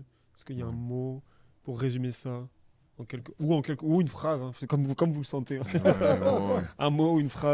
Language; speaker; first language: French; native; French